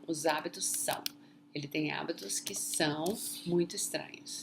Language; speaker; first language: Portuguese; non-native, fluent; English